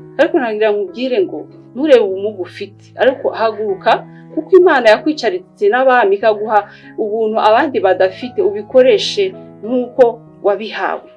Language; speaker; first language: Kinyarwanda; early bilingual, heritage; Kinyarwanda